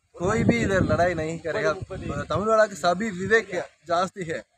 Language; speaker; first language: Hindi; non-native, learner; Tamil